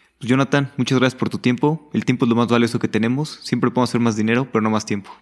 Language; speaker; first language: Spanish; native; Spanish